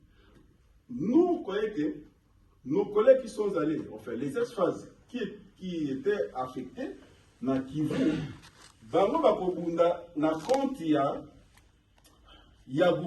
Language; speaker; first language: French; non-native, local second language; Lingala